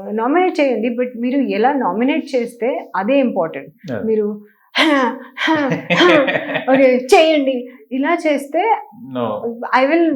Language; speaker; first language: Telugu; non-native, learner; Hindi